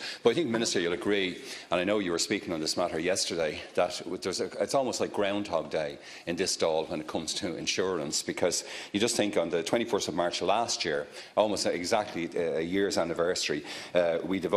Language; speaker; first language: English; native; English